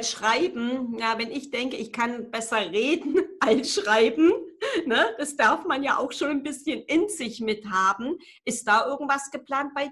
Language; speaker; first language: German; native; German